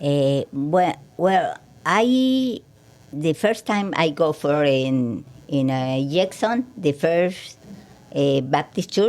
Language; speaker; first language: English; non-native, learner; Spanish